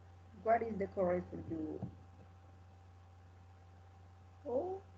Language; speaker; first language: English; non-native, learner; Spanish